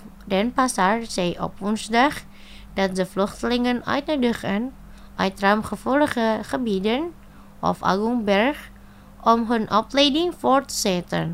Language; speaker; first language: Dutch; non-native, fluent; Indonesian